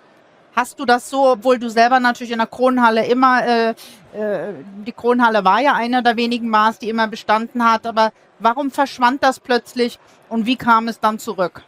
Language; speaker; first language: German; native; German